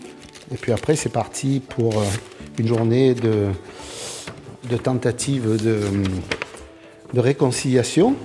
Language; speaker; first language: French; native; French